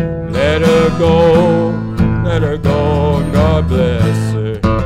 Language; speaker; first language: English; native; English